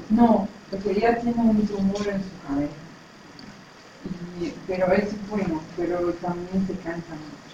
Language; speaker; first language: Spanish; non-native, learner; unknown